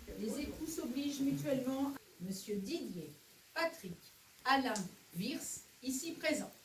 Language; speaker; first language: French; native; French